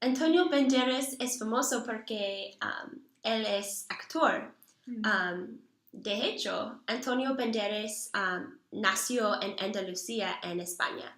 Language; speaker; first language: Spanish; non-native, learner; English